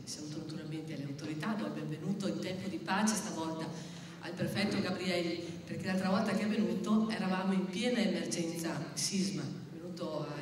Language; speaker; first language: Italian; native; Italian